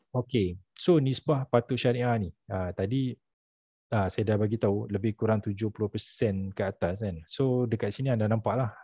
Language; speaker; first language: Malay; native; Malay